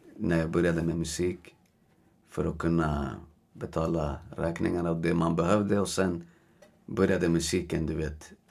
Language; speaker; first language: Swedish; early bilingual, other home language; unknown